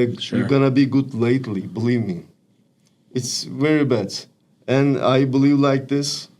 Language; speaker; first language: English; non-native, learner; Turkish